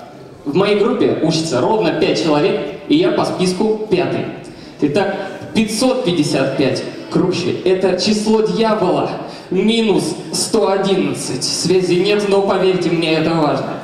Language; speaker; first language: Russian; native; Russian